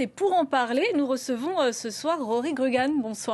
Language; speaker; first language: French; native; French